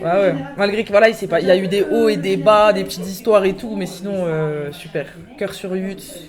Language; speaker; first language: French; native; French